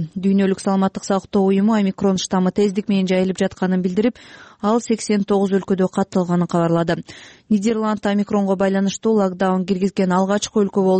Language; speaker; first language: Kyrgyz; native; Kyrgyz